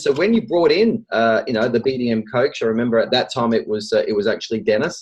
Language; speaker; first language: English; native; English